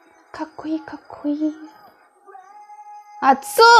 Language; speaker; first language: Japanese; non-native, fluent; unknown